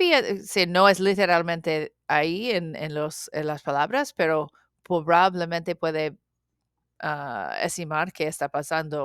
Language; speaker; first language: Spanish; non-native, learner; English